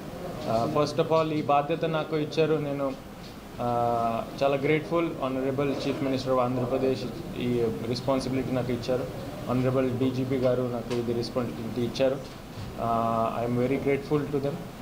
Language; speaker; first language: Telugu; non-native, fluent; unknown